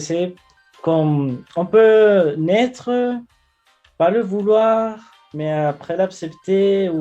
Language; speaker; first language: French; non-native, fluent; Spanish